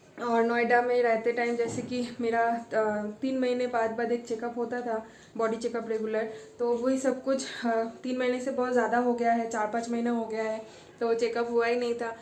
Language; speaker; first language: Hindi; non-native, local second language; Bangla